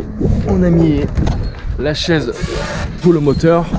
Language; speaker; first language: French; native; French